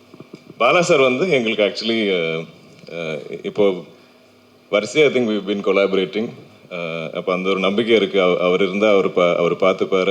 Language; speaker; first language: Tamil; non-native, local second language; Malayalam